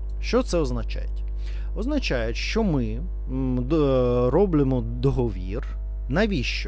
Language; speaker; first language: Ukrainian; non-native, learner; Russian